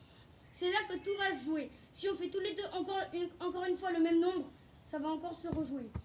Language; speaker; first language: French; native; French